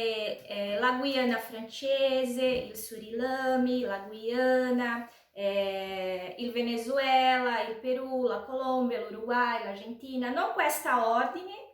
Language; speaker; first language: Italian; non-native, learner; Portuguese